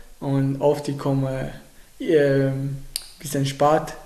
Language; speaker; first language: German; non-native, learner; Arabic